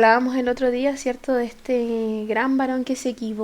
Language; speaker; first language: Spanish; native; Spanish